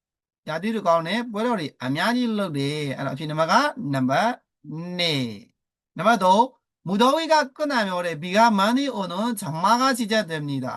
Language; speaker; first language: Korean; non-native, fluent; Burmese